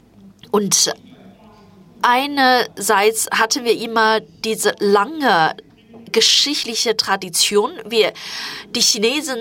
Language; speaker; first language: German; non-native, fluent; Chinese